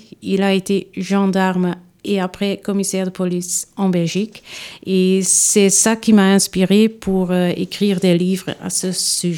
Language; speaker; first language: French; non-native, local second language; Dutch